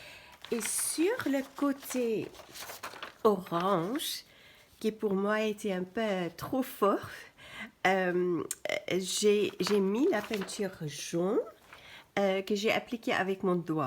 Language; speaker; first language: French; non-native, fluent; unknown